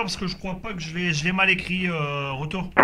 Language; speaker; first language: French; native; French